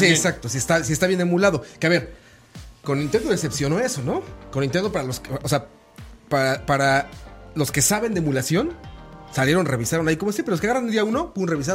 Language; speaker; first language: Spanish; native; Spanish